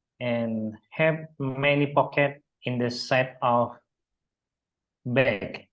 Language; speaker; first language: English; non-native, learner; Indonesian